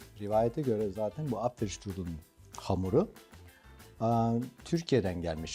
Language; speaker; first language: Turkish; non-native, fluent; German